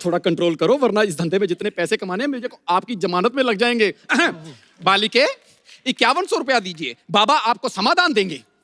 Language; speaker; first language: Hindi; native; Hindi